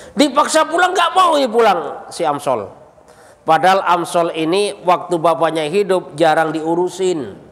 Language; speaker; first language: Indonesian; native; Indonesian